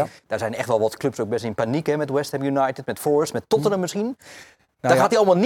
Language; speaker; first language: Dutch; native; Dutch